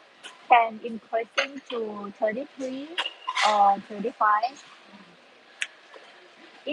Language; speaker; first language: English; non-native, learner; Thai